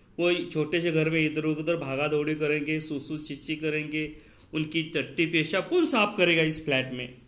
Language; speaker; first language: Hindi; non-native, local second language; Marathi